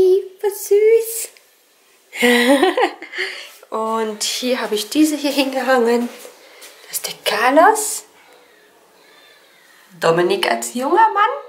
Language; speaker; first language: German; native; German